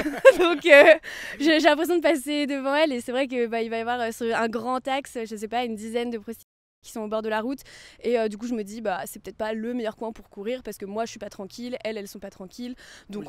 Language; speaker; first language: French; native; French